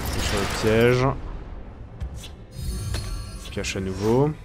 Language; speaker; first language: French; native; French